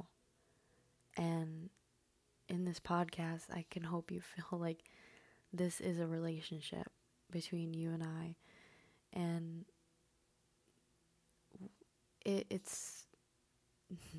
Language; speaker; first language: English; early bilingual, other home language; Spanish